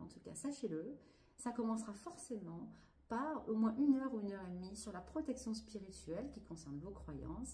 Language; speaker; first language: French; native; French